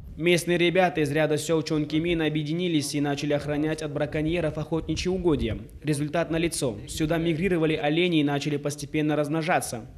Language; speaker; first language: Russian; non-native, local second language; Kyrgyz